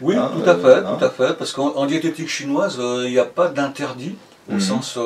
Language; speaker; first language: French; native; French